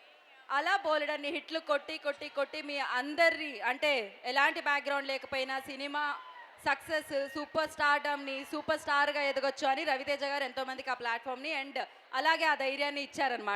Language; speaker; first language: Telugu; native; Telugu